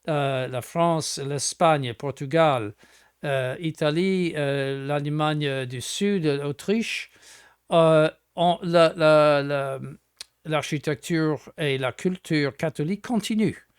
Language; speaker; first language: French; non-native, fluent; English